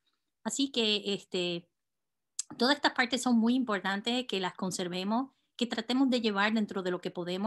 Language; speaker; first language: Spanish; native; Spanish